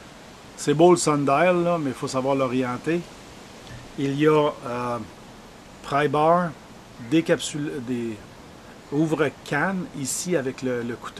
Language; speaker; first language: French; native; French